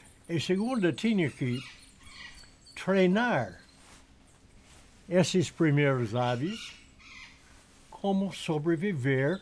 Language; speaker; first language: Portuguese; non-native, learner; English